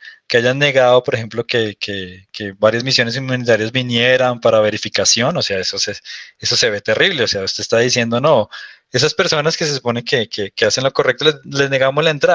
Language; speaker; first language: Spanish; native; Spanish